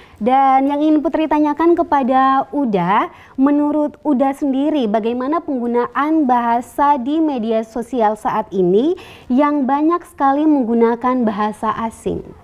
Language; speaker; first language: Indonesian; native; Indonesian